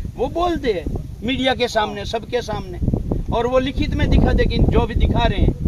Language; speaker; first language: Hindi; non-native, local second language; Gujarati